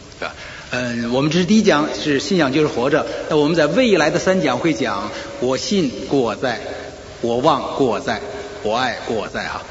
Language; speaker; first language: Chinese; native; Chinese